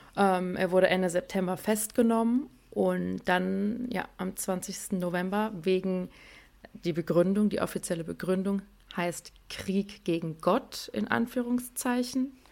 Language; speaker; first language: German; early bilingual, other home language; Persian